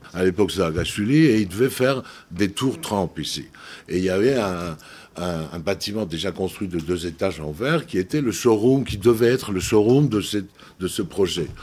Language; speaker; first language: French; non-native, fluent; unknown